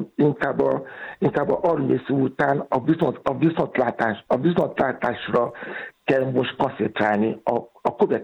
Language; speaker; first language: Hungarian; non-native, learner; Yoruba